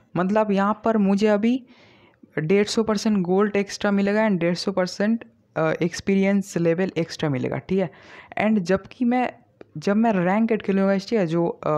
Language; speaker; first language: Hindi; non-native, local second language; Bangla